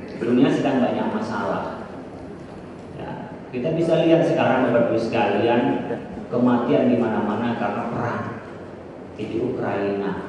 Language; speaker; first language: Indonesian; non-native, local second language; Madurese